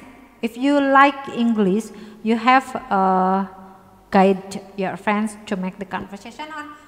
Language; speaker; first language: English; non-native, learner; Indonesian